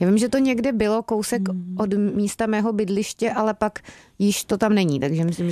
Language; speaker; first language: Czech; native; Czech